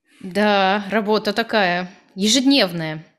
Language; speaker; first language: Russian; native; Russian